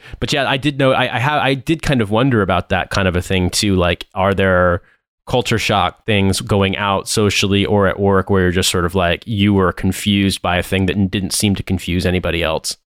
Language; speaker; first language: English; native; English